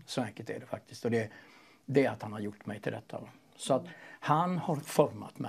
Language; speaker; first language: Swedish; native; Swedish